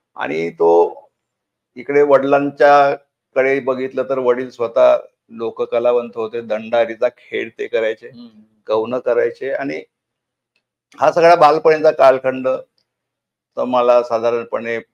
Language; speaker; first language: Marathi; native; Marathi